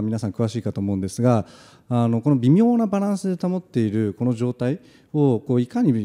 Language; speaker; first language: Japanese; native; Japanese